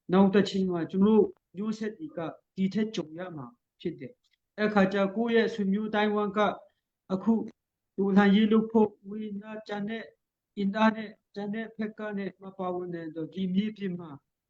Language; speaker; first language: Burmese; non-native, local second language; Hakha Chin